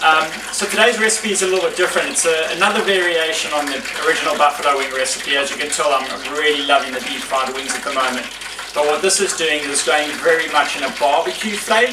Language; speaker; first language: English; native; English